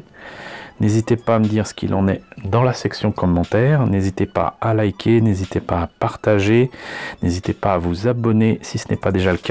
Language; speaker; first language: French; native; French